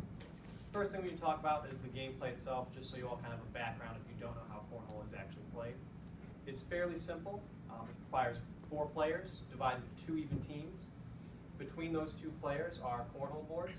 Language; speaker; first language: English; native; English